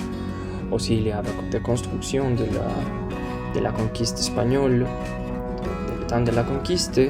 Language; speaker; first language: French; non-native, learner; Spanish